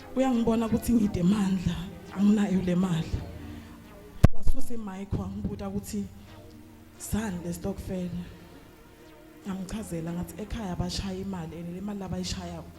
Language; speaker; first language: Zulu; non-native, local second language; Swati